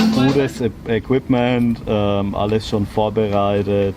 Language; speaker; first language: German; native; German